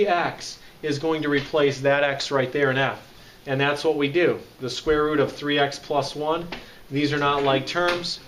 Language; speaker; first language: English; native; English